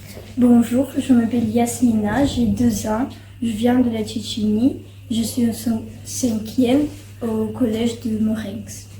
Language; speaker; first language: French; early bilingual, other home language; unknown